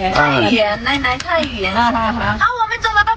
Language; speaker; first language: Chinese; non-native, learner; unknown